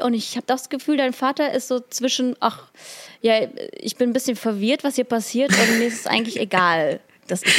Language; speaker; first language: German; early bilingual, other home language; Russian